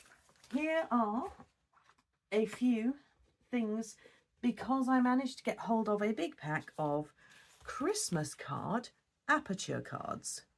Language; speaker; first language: English; native; English